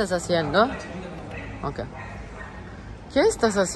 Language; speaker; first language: Spanish; non-native, learner; Turkish